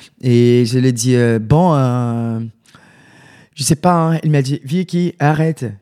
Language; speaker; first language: French; non-native, learner; Portuguese